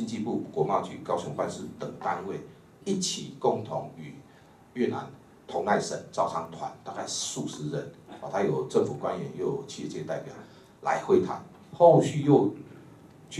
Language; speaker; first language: Chinese; native; Chinese